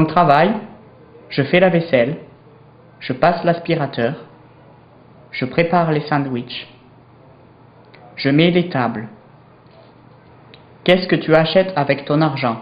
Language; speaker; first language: French; non-native, learner; English